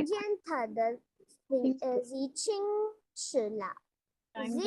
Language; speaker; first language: Chinese; non-native, learner; Urdu